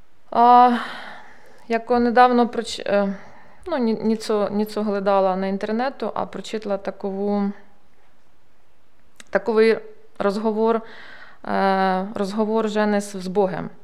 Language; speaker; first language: Czech; non-native, learner; Ukrainian